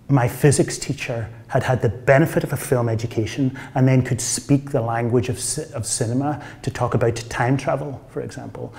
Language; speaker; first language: English; native; English